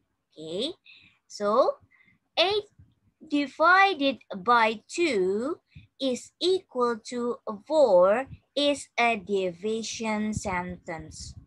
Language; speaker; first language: English; non-native, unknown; Indonesian